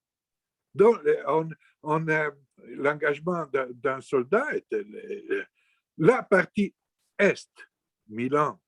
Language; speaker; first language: French; non-native, fluent; Italian